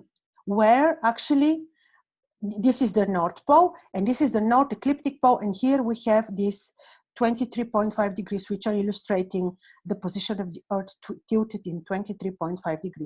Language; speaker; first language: English; non-native, fluent; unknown